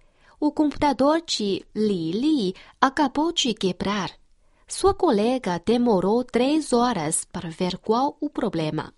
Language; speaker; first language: Portuguese; non-native, fluent; Chinese